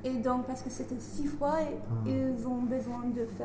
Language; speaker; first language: French; non-native, learner; English